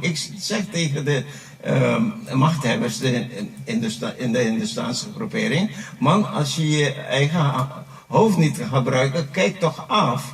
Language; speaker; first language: Dutch; non-native, local second language; Caribbean Hindustani